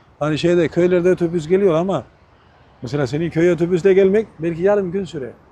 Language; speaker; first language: Turkish; non-native, fluent; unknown